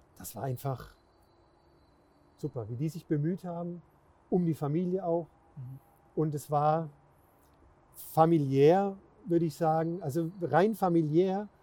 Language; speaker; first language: German; native; German